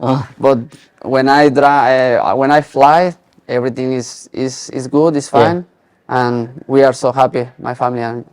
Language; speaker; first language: English; non-native, learner; Spanish